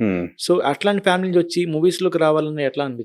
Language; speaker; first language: Telugu; native; Telugu